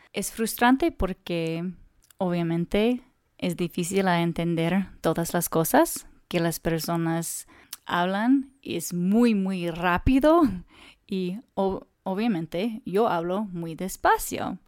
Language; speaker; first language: Spanish; non-native, learner; English